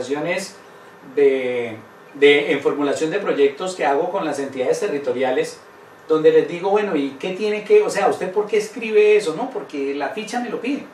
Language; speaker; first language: Spanish; native; Spanish